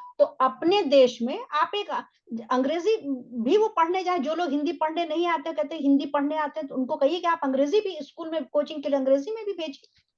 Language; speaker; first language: Hindi; native; Hindi